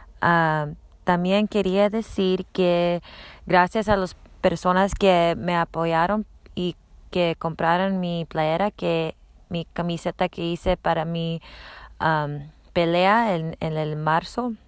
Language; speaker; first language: Spanish; non-native, learner; English